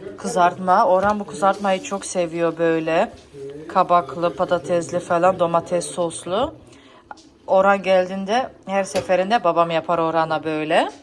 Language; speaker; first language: Turkish; early bilingual, heritage; Turkish